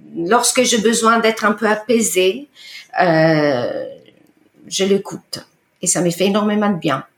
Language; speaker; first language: French; non-native, fluent; Italian